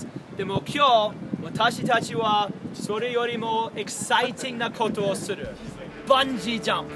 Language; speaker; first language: Japanese; non-native, learner; English